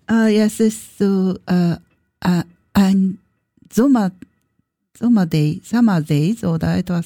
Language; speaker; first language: German; non-native, learner; Japanese